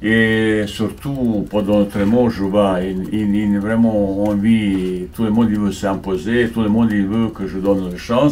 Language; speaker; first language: French; non-native, fluent; Bosnian